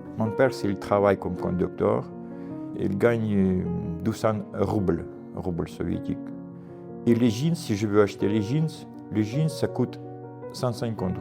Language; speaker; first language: French; non-native, learner; Ukrainian